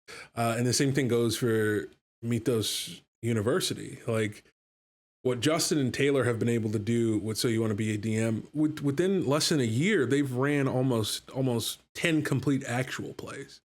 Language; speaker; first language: English; native; English